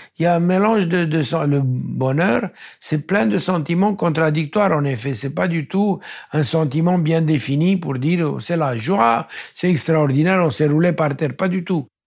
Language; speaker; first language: French; non-native, fluent; Romanian